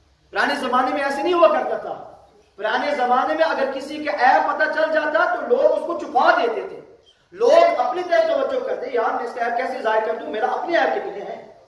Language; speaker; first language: Urdu; early bilingual, other home language; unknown